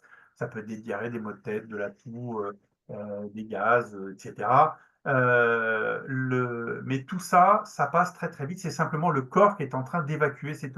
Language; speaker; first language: French; native; French